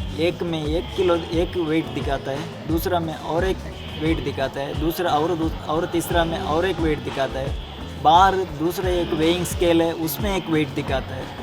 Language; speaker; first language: Hindi; non-native, local second language; Tulu